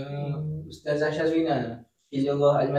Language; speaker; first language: Arabic; non-native, learner; Malay